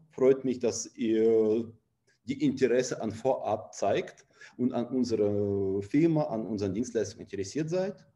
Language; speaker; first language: German; non-native, fluent; Russian